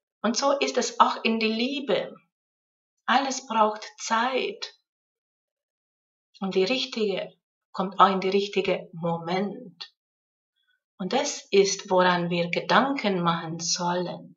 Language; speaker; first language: German; non-native, fluent; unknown